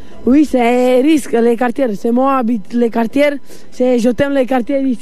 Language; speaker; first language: French; non-native, learner; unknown